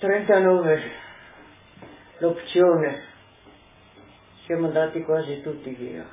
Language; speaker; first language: Italian; non-native, local second language; Slovenian